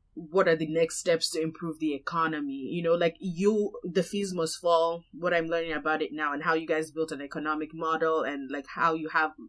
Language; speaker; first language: English; non-native, local second language; Yoruba